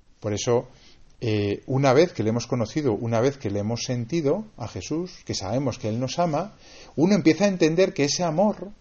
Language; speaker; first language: Spanish; native; Spanish